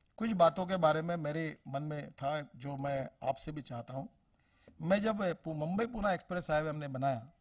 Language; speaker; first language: Hindi; non-native, local second language; Marathi